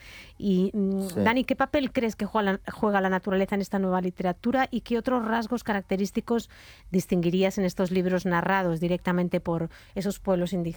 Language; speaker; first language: Spanish; native; Spanish